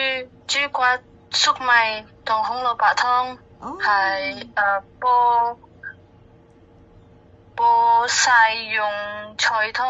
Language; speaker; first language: Cantonese; non-native, learner; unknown